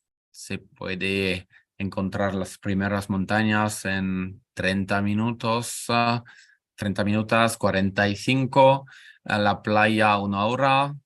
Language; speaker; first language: Spanish; non-native, learner; French